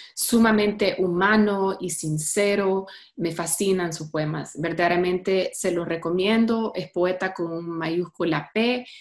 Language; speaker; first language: Spanish; early bilingual, heritage; Spanish